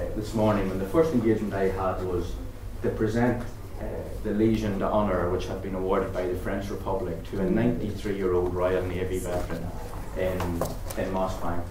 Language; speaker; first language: English; native; English